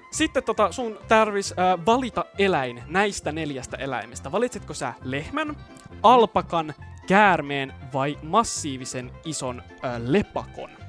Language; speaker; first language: Finnish; native; Finnish